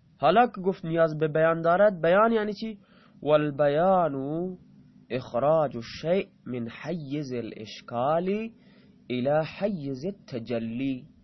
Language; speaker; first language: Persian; non-native, local second language; Baluchi